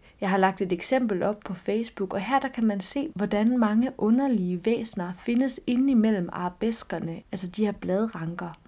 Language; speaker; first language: Danish; native; Danish